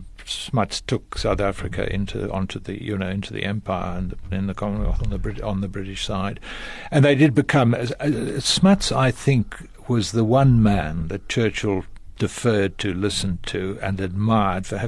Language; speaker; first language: English; native; English